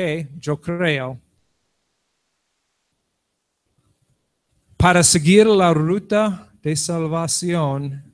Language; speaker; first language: Spanish; non-native, learner; English